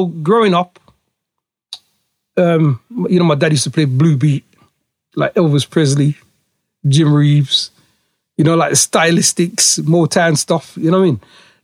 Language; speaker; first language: English; native; English